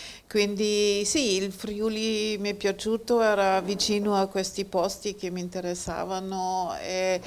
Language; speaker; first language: Italian; non-native, fluent; German